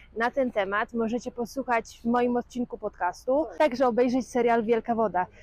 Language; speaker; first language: Polish; native; Polish